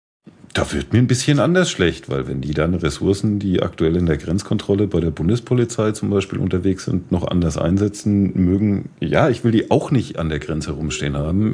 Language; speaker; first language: German; native; German